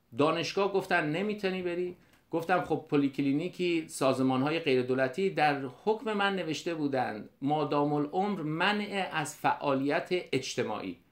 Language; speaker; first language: Persian; native; Persian